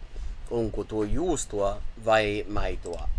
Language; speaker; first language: Finnish; non-native, learner; English